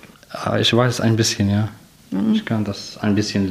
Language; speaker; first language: German; non-native, learner; Arabic